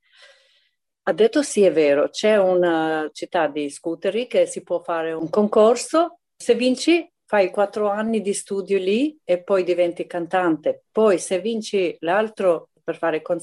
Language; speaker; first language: Italian; non-native, fluent; Albanian